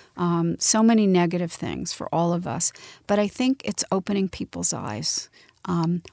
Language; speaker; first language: English; native; English